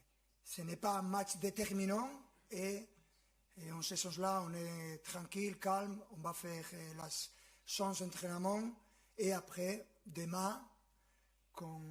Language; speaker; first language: French; non-native, fluent; Spanish